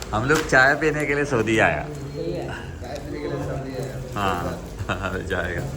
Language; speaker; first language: Hindi; non-native, local second language; Malayalam